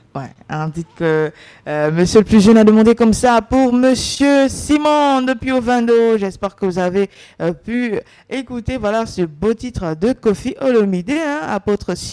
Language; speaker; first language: French; native; French